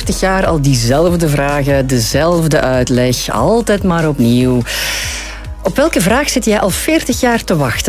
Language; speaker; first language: Dutch; native; Dutch